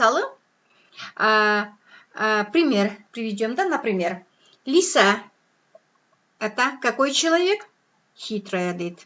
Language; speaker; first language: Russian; non-native, local second language; Kyrgyz